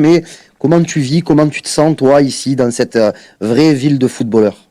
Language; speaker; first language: French; native; French